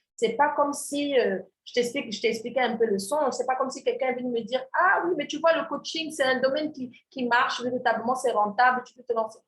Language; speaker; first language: French; non-native, local second language; Wolof